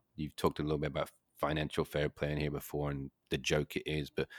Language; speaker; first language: English; native; English